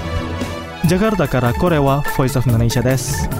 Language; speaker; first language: Japanese; non-native, fluent; Indonesian